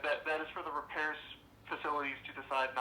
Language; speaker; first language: English; native; English